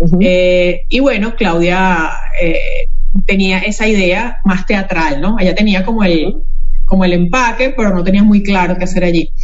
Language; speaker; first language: Spanish; native; Spanish